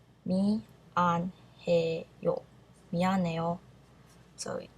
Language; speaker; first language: Korean; early bilingual, heritage; Korean